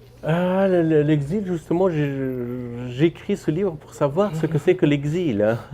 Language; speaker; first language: French; non-native, fluent; Persian